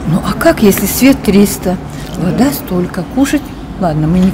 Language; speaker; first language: Russian; non-native, local second language; Tajik